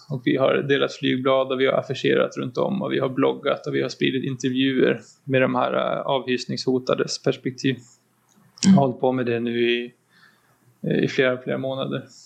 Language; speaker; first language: Swedish; native; Swedish